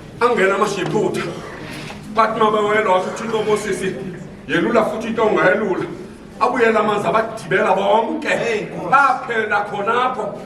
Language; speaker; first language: Zulu; non-native, local second language; Xhosa